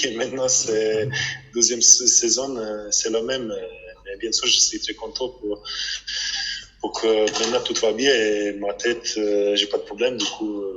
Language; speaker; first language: French; non-native, fluent; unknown